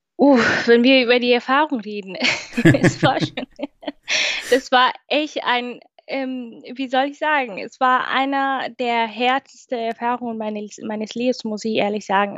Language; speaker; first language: German; non-native, fluent; Swahili